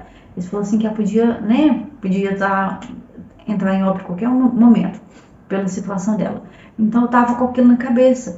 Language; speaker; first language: Portuguese; native; Portuguese